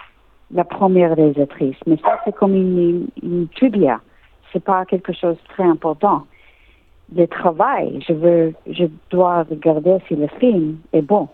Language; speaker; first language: French; non-native, learner; English